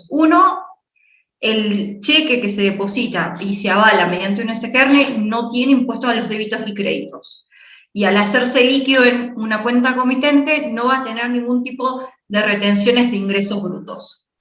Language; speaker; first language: Spanish; native; Spanish